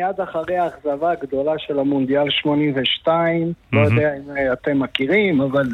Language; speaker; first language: Hebrew; non-native, fluent; Portuguese